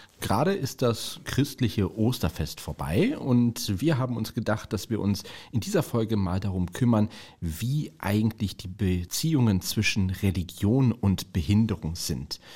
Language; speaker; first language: German; native; German